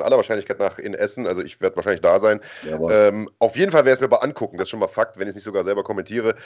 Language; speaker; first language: German; native; German